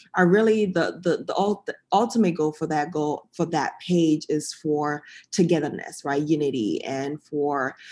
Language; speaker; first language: English; early bilingual, other home language; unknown